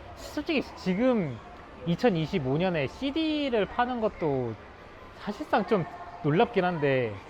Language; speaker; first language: Korean; native; Korean